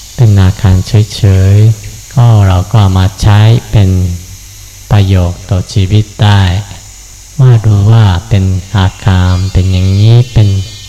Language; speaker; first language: Thai; non-native, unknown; Japanese